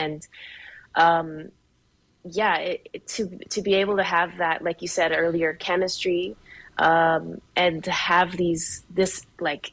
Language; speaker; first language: English; native; English